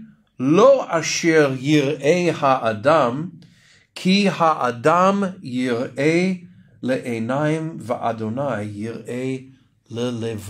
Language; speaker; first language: Hebrew; non-native, fluent; English